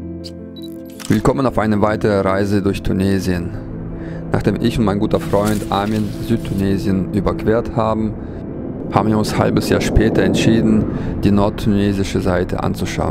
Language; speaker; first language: German; non-native, fluent; Russian